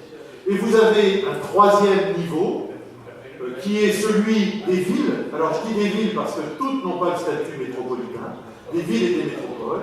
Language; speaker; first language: French; native; French